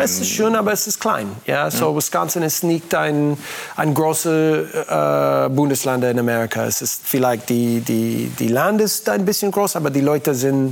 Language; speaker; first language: German; non-native, learner; English